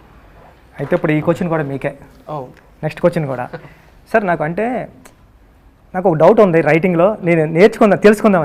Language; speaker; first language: Telugu; native; Telugu